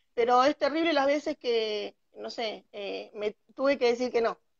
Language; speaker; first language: Spanish; native; Spanish